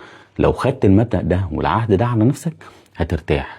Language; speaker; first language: Arabic; native; Arabic